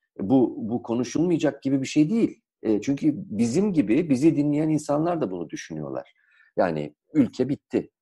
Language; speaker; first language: Turkish; native; Turkish